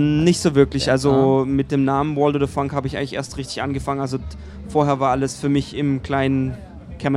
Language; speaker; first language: German; native; German